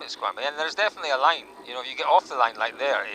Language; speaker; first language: English; native; English